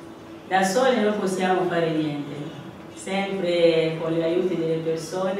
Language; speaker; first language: Italian; non-native, fluent; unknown